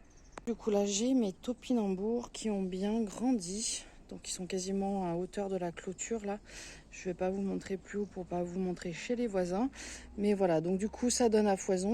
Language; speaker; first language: French; native; French